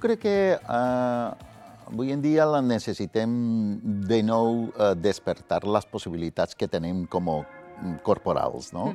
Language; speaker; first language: Catalan; non-native, fluent; Spanish